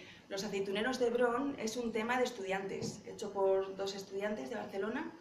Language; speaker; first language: Spanish; native; Spanish